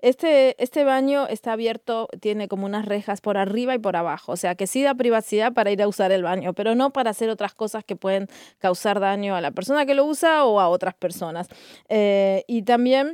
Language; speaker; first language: Spanish; native; Spanish